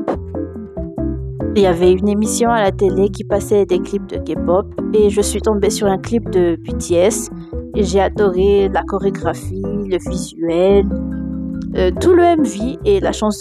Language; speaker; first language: French; non-native, local second language; Malagasy